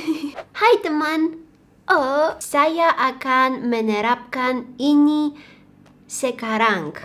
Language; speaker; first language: Indonesian; non-native, learner; Bulgarian